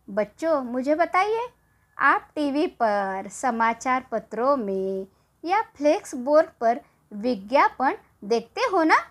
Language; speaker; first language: Hindi; non-native, local second language; Marathi